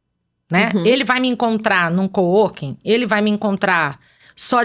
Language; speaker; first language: Portuguese; native; Portuguese